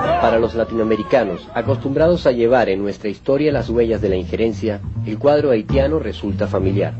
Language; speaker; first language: Spanish; native; Spanish